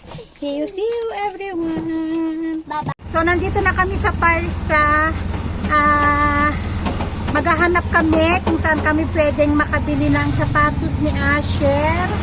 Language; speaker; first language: Filipino; native; Filipino